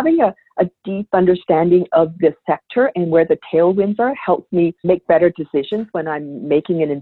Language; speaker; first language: English; native; English